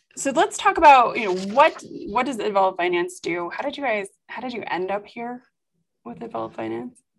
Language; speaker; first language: English; native; English